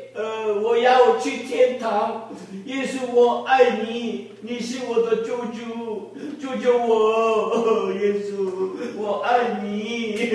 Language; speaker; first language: Chinese; non-native, learner; Korean